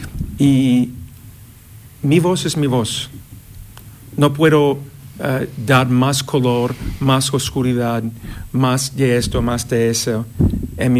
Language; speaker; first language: Spanish; non-native, fluent; English